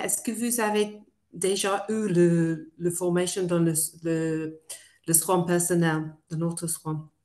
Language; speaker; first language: French; non-native, fluent; English